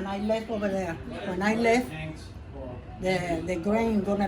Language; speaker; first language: English; non-native, learner; Spanish